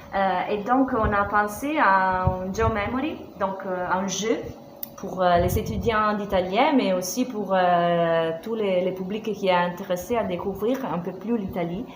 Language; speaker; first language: French; non-native, fluent; Italian